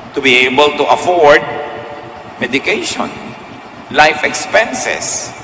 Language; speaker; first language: English; non-native, local second language; Filipino